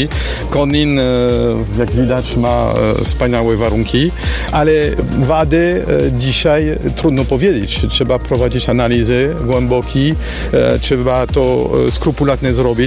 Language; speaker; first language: Polish; non-native, learner; French